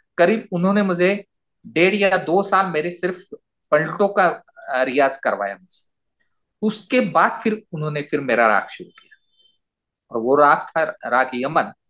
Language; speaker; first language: Hindi; non-native, local second language; Marathi